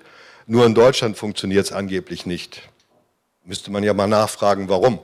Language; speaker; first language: German; native; German